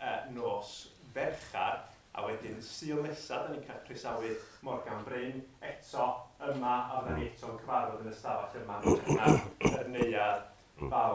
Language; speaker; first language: Welsh; native; Welsh